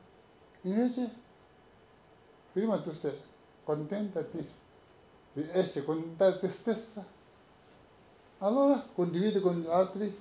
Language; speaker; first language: Italian; non-native, learner; Tibetan